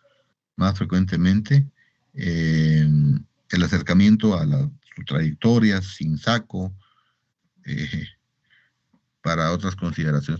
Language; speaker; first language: Spanish; native; Spanish